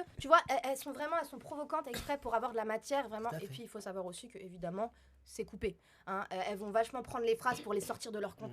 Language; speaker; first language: French; native; French